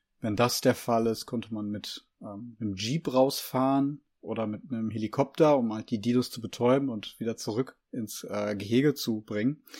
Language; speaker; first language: German; native; German